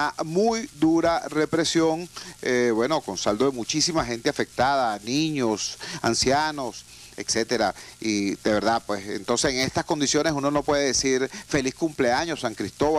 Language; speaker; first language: Spanish; native; Spanish